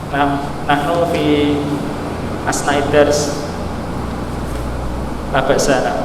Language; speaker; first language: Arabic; non-native, fluent; Indonesian